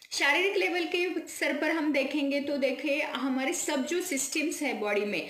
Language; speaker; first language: Hindi; non-native, local second language; Marathi